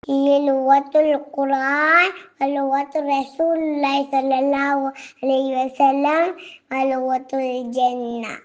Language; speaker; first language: Arabic; non-native, learner; Malayalam